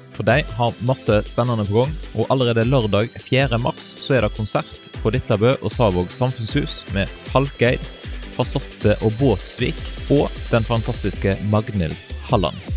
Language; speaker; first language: Norwegian; native; Norwegian